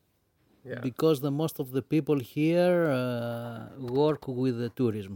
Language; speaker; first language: English; non-native, learner; Greek